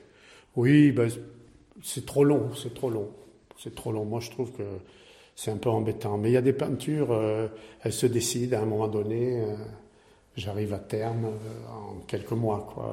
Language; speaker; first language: French; native; French